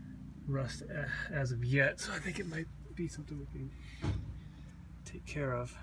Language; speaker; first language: English; native; English